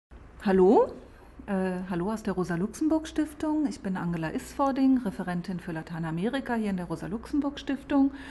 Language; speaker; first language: German; native; German